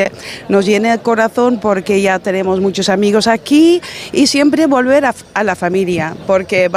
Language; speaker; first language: Spanish; non-native, fluent; Dutch